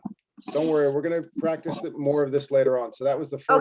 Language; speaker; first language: English; native; English